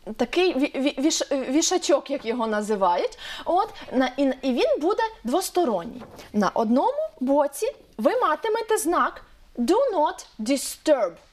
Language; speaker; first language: Ukrainian; native; Ukrainian